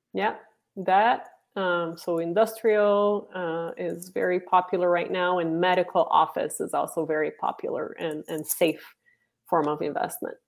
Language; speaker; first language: English; non-native, fluent; Portuguese